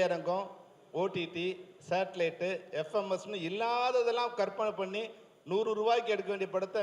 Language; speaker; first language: Tamil; native; Tamil